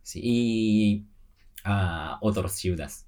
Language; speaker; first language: Spanish; non-native, learner; Japanese